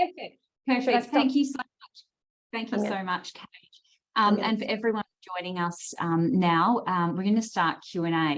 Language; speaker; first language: English; native; English